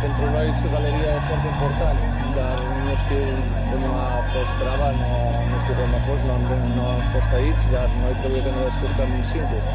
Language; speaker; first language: Romanian; non-native, learner; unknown